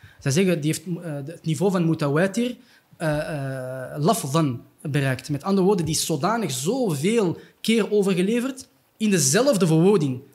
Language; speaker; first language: Dutch; early bilingual, other home language; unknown